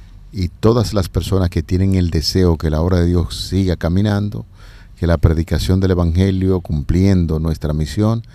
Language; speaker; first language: Spanish; native; Spanish